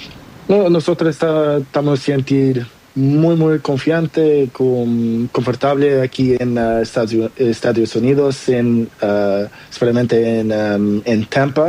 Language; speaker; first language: Spanish; non-native, learner; Portuguese